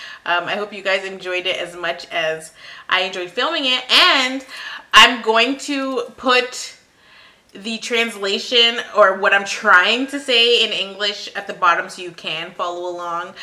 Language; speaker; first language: English; native; English